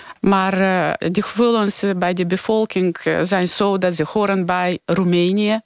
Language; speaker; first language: Dutch; non-native, fluent; Romanian